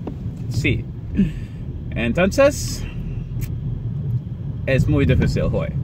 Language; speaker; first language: Spanish; non-native, learner; English